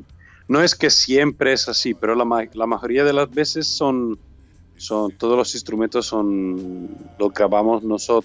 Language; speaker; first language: Spanish; non-native, learner; Italian